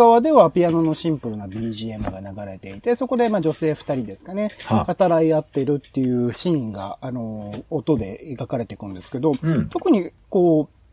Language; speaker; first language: Japanese; native; Japanese